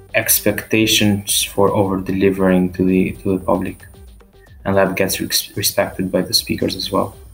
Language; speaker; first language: English; non-native, fluent; Albanian